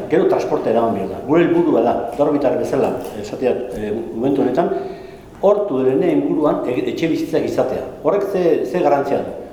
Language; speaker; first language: Basque; non-native, local second language; Spanish